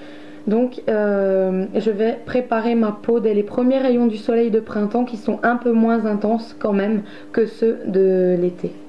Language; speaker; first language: French; native; French